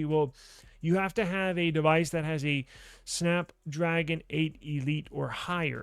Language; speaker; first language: English; native; English